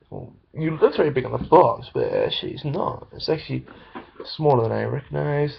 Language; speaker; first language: English; native; English